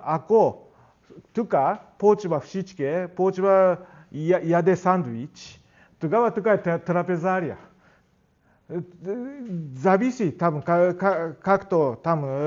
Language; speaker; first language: Bulgarian; non-native, learner; Japanese